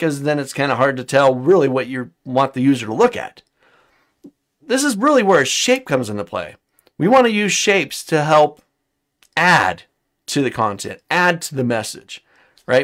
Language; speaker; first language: English; native; English